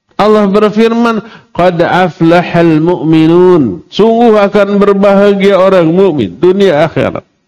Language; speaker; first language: Indonesian; non-native, local second language; Sundanese